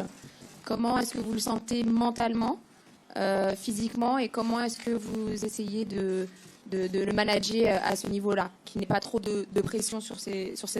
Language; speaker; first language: French; native; French